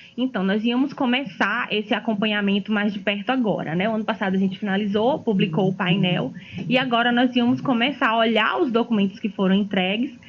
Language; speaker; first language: Portuguese; native; Portuguese